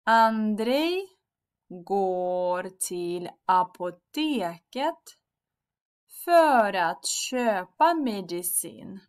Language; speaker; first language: Swedish; non-native, fluent; Russian